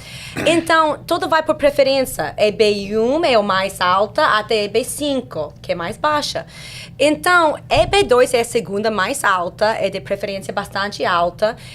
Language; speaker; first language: Portuguese; non-native, fluent; English